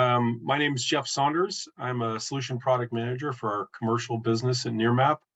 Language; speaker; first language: English; native; English